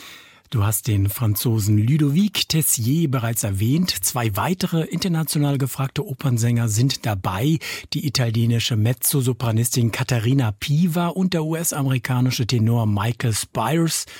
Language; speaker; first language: German; native; German